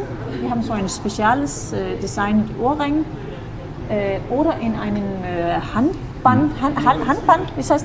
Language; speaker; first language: German; non-native, fluent; Danish